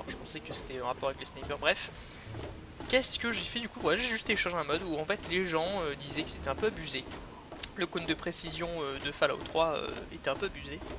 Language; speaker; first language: French; native; French